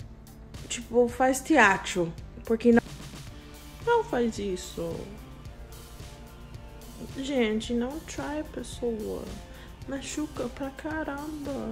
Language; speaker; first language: Portuguese; non-native, learner; English